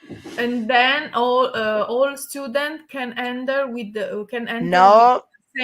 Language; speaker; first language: English; non-native, learner; Italian